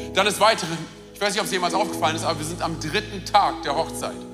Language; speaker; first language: German; early bilingual, other home language; Romanian